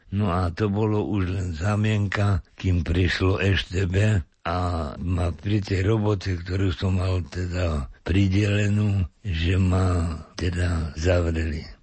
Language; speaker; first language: Slovak; native; Slovak